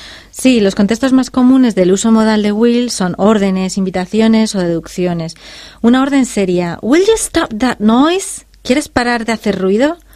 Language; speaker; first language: Spanish; native; Spanish